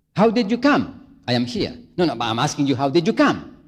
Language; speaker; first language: English; non-native, fluent; Spanish